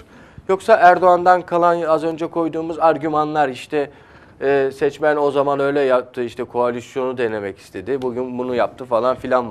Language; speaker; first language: Turkish; native; Turkish